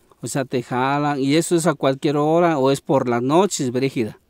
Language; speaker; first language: Spanish; native; Spanish